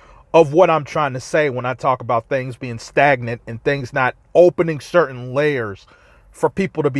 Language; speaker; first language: English; native; English